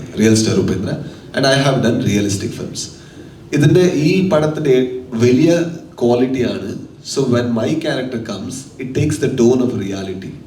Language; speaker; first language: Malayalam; non-native, local second language; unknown